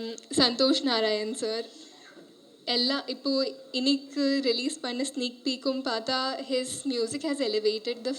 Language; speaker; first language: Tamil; non-native, fluent; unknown